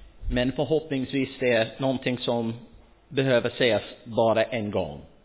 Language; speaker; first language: Swedish; non-native, fluent; English